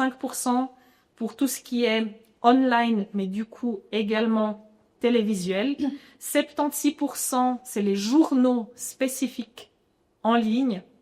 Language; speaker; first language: French; native; French